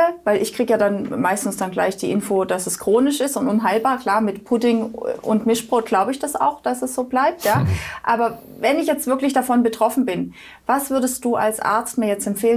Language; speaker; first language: German; native; German